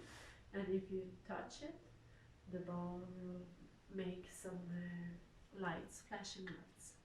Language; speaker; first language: English; non-native, learner; French